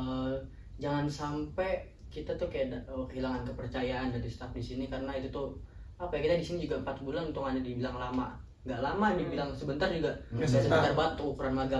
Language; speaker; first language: Indonesian; native; Indonesian